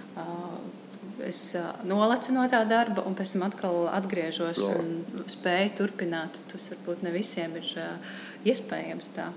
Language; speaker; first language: Latvian; native; Latvian